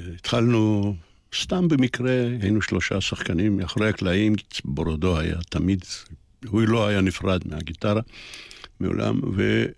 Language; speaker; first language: Hebrew; early bilingual, other home language; Polish